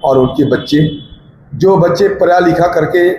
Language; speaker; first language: Hindi; non-native, local second language; Bangla